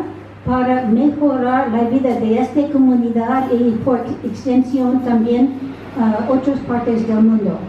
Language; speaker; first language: Spanish; non-native, fluent; English